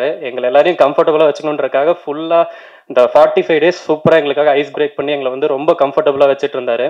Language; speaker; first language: Tamil; native; Tamil